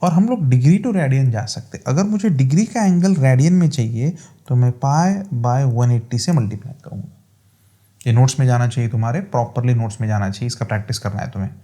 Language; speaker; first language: Hindi; non-native, local second language; Marathi